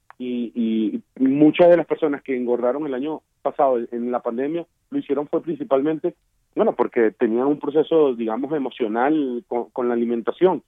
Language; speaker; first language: Spanish; native; Spanish